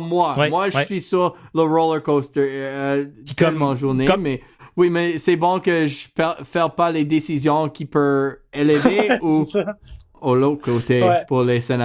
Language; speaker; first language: French; non-native, learner; English